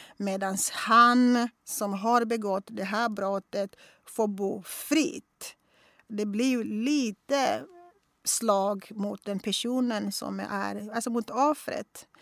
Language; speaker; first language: Swedish; non-native, fluent; Kongo